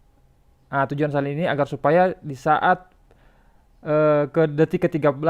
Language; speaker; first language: Indonesian; native; Indonesian